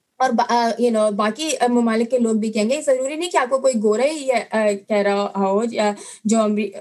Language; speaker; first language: Urdu; native; Urdu